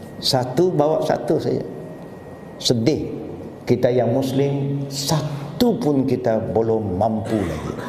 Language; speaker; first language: Malay; non-native, local second language; Chinese